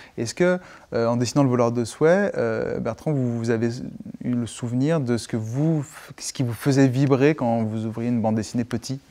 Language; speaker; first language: French; native; French